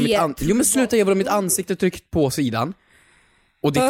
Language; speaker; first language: Swedish; native; Swedish